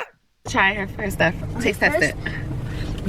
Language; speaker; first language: English; native; English